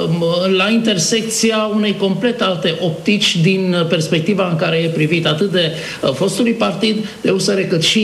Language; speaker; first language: Romanian; native; Romanian